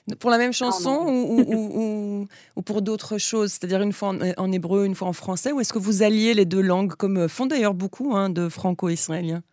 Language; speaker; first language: French; native; French